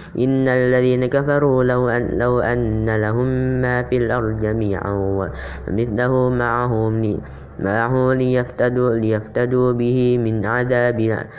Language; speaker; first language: Arabic; non-native, learner; Indonesian